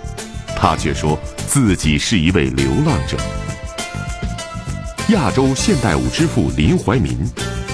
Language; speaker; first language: Chinese; native; Chinese